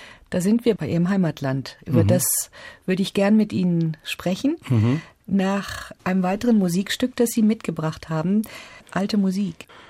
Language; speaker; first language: German; native; German